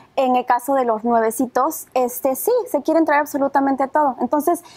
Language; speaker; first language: Spanish; native; Spanish